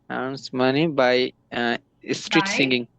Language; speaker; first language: English; non-native, learner; Bangla